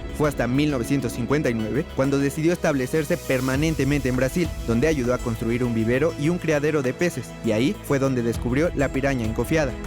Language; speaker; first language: Spanish; native; Spanish